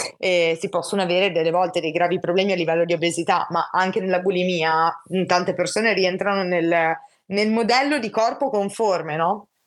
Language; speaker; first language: Italian; native; Italian